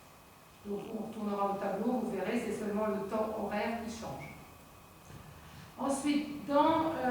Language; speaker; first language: French; native; French